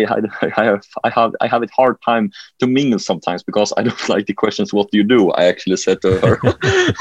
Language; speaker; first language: English; non-native, fluent; Swedish